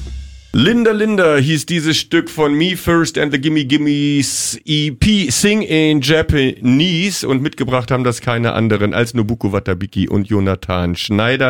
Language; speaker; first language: German; native; German